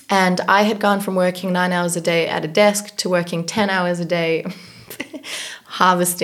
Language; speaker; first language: English; native; English